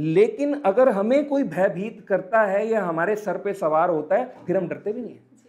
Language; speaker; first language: Hindi; native; Hindi